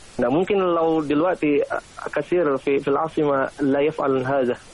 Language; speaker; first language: Arabic; non-native, local second language; Indonesian